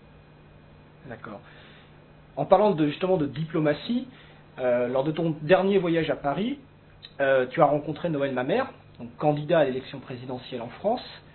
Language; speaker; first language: French; native; French